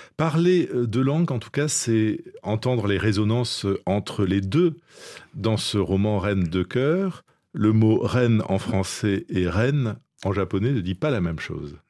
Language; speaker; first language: French; native; French